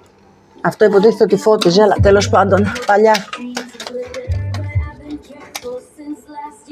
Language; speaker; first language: Greek; native; Greek